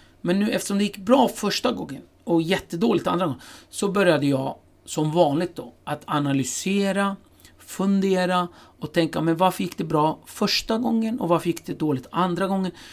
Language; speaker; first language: Swedish; early bilingual, other home language; Kurdish